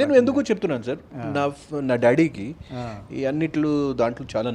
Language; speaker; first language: Telugu; non-native, fluent; Hindi